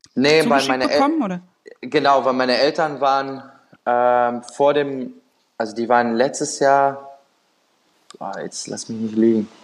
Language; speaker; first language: German; native; German